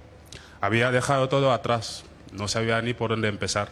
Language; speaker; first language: Spanish; non-native, fluent; Wolof